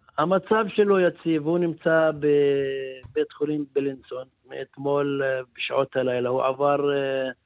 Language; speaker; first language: Hebrew; non-native, local second language; Arabic